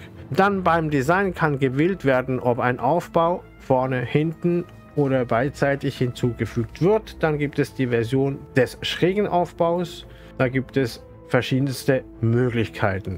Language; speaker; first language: German; native; German